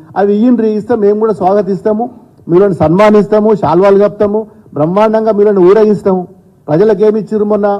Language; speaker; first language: Telugu; native; Telugu